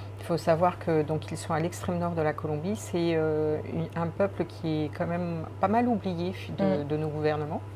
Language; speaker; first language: French; early bilingual, other home language; Spanish